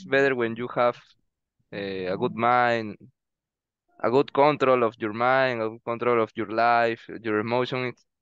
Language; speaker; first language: English; non-native, learner; Spanish